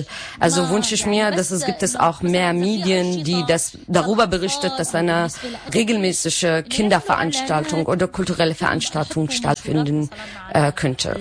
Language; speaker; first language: German; non-native, learner; Arabic